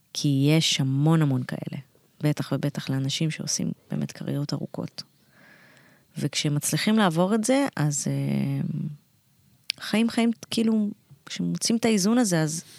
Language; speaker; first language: Hebrew; early bilingual, other home language; Russian